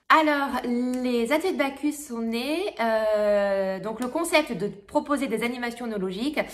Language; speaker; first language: French; native; French